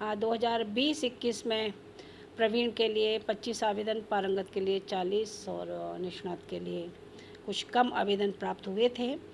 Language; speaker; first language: Hindi; native; Hindi